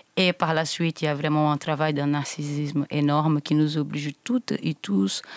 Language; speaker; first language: French; non-native, fluent; Portuguese